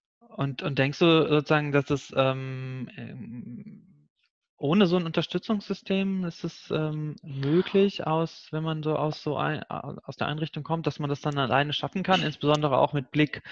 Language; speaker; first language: German; native; German